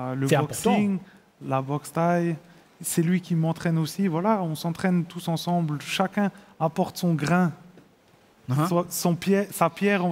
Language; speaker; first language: French; native; French